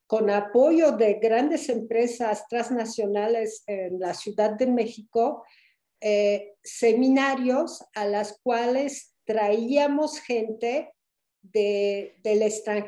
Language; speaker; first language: Spanish; non-native, fluent; Polish